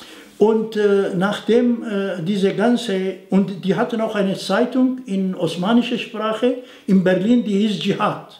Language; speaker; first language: German; non-native, fluent; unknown